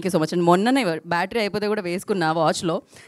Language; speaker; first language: Telugu; native; Telugu